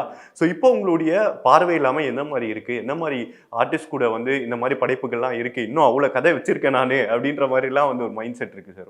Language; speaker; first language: Tamil; native; Tamil